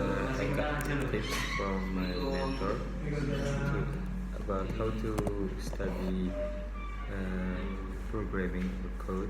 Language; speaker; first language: English; non-native, local second language; Indonesian